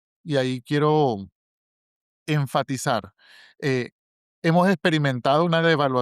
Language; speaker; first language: Spanish; native; Spanish